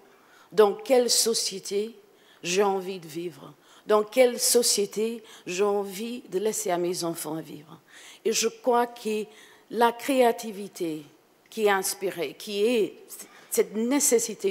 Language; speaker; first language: French; non-native, fluent; English